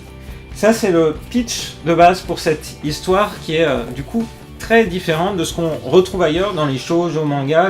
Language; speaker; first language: French; native; French